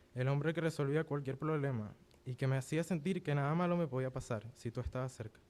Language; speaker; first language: Spanish; early bilingual, other home language; English